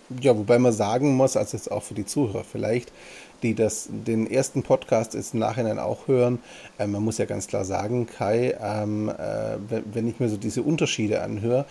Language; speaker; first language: German; native; German